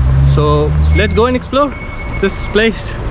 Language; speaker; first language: English; non-native, local second language; Hindi